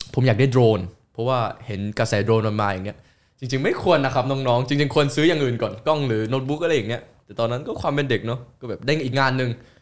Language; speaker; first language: Thai; early bilingual, other home language; Korean